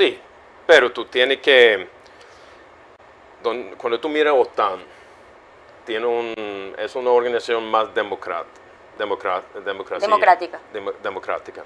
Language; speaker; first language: Spanish; non-native, fluent; Swedish